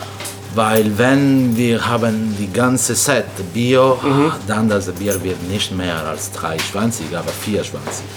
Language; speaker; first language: German; non-native, learner; Italian